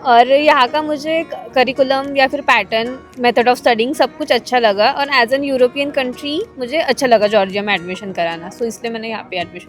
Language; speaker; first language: Hindi; native; Hindi